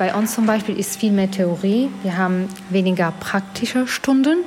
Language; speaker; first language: German; non-native, fluent; Albanian